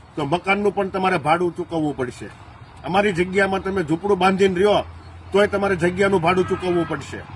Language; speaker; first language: Gujarati; native; Gujarati